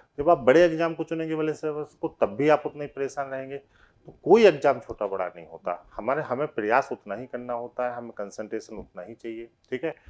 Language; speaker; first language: Hindi; native; Hindi